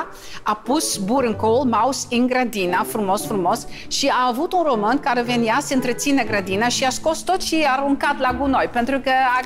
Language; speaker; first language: Romanian; non-native, fluent; Dutch